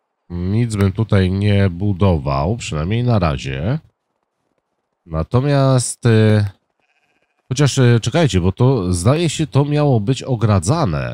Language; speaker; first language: Polish; native; Polish